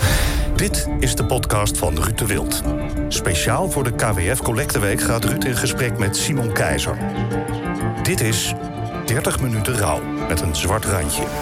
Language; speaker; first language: Dutch; native; Dutch